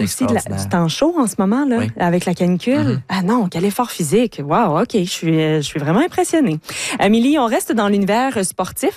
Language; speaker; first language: French; native; French